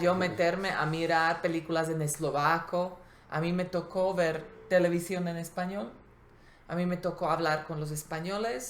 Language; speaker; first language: Spanish; non-native, fluent; Slovak